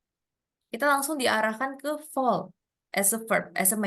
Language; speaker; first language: English; non-native, fluent; Indonesian